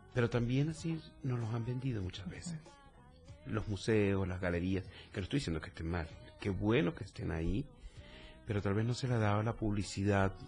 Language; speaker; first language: Spanish; native; Spanish